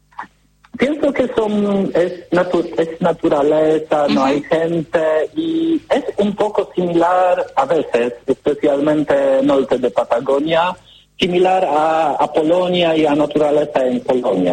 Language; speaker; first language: Spanish; non-native, learner; Polish